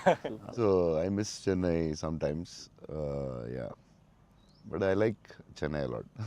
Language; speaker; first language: Tamil; non-native, local second language; Telugu